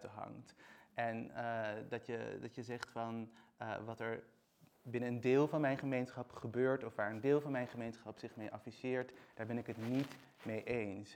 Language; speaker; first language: Dutch; native; Dutch